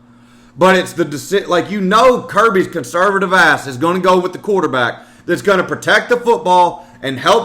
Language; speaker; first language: English; native; English